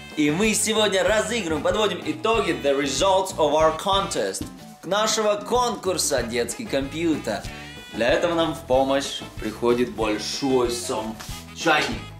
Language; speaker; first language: Russian; native; Russian